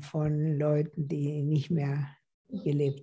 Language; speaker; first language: German; non-native, fluent; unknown